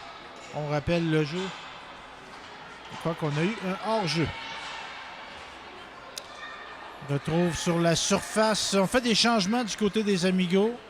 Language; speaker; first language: French; native; French